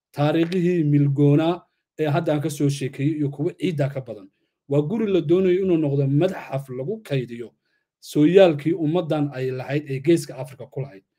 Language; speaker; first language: Somali; native; Somali